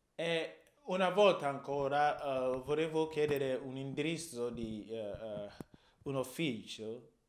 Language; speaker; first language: Italian; non-native, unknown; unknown